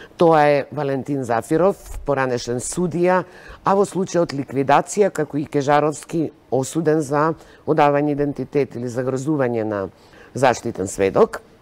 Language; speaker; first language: Macedonian; native; Macedonian